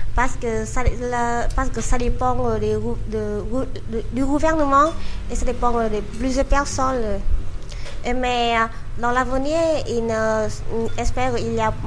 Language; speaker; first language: French; non-native, learner; Vietnamese